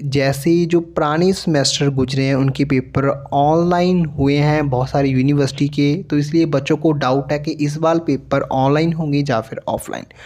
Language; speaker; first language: Hindi; non-native, local second language; Punjabi